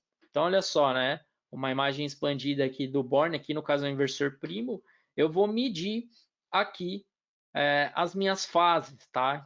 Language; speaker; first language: Portuguese; native; Portuguese